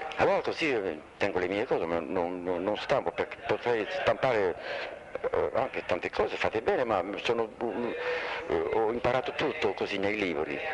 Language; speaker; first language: Italian; non-native, fluent; French